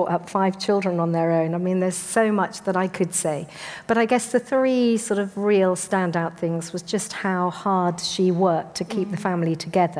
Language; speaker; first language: English; native; English